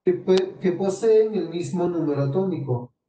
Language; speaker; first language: Spanish; native; Spanish